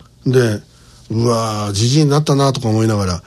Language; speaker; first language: Japanese; native; Japanese